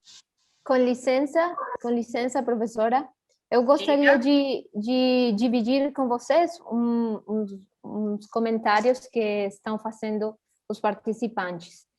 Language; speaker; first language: Portuguese; early bilingual, heritage; Portuguese